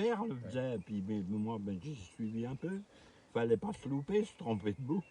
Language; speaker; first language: French; native; French